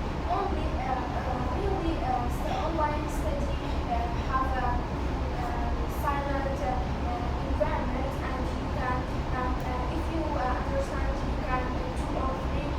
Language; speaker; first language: English; non-native, learner; Kurdish